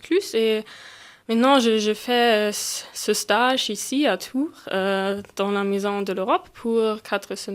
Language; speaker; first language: French; non-native, fluent; German